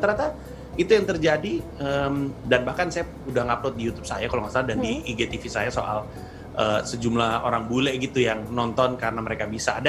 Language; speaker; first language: Indonesian; native; Indonesian